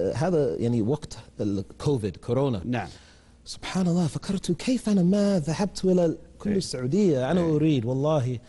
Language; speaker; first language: Arabic; non-native, learner; English